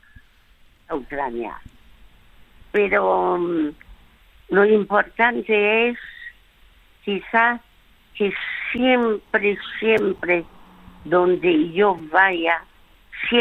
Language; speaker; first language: Spanish; early bilingual, other home language; French